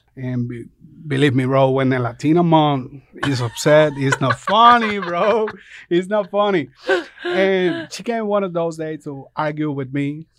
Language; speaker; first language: English; non-native, fluent; Spanish